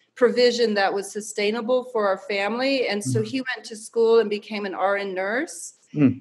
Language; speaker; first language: English; native; English